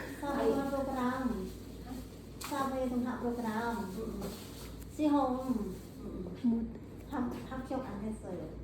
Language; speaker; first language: Korean; non-native, learner; Vietnamese